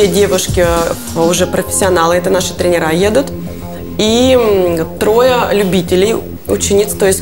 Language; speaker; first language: Russian; native; Russian